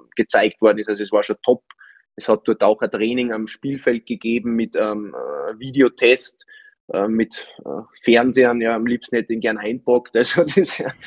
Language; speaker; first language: German; native; German